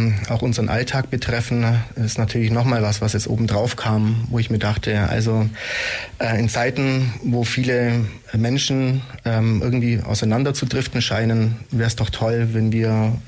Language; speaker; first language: German; native; German